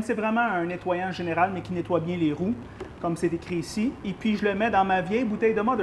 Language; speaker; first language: French; native; French